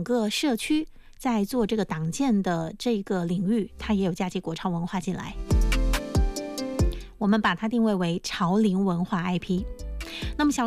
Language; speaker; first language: Chinese; native; Chinese